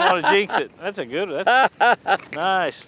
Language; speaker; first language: English; native; English